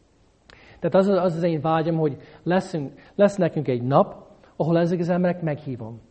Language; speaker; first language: Hungarian; non-native, fluent; English